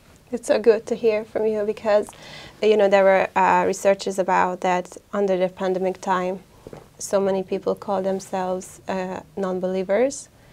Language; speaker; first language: English; non-native, fluent; Hungarian